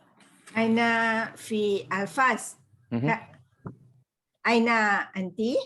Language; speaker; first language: Arabic; non-native, learner; Malay